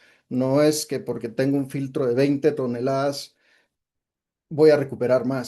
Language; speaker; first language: Spanish; native; Spanish